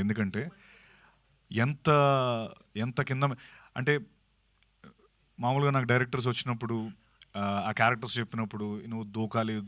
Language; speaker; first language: Telugu; native; Telugu